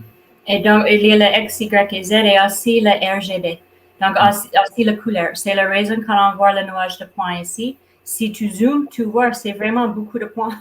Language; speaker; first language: French; non-native, fluent; English